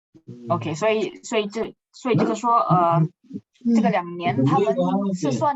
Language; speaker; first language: Chinese; non-native, fluent; Indonesian